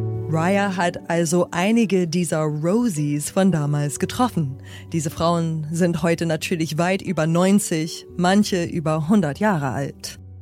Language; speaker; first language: German; native; German